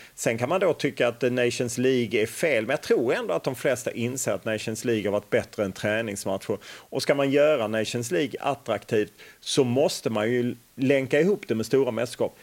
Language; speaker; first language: Swedish; native; Swedish